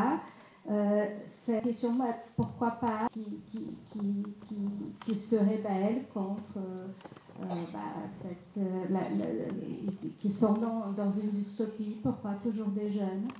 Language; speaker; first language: French; non-native, fluent; Portuguese